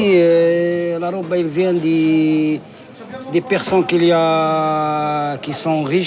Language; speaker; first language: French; non-native, learner; Arabic